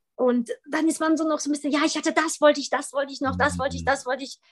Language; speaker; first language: German; early bilingual, other home language; Polish